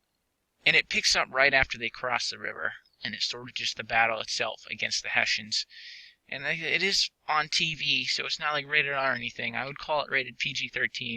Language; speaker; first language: English; native; English